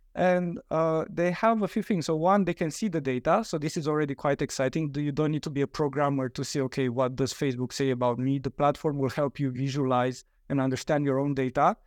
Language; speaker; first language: English; non-native, fluent; Romanian